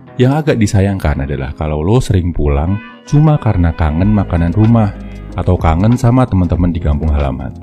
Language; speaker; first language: Indonesian; native; Indonesian